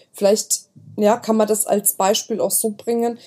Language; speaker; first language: German; native; German